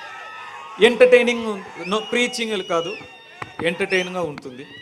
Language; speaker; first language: Telugu; non-native, learner; Tamil